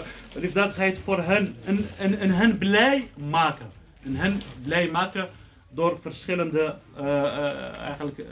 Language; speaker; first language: Dutch; non-native, fluent; Arabic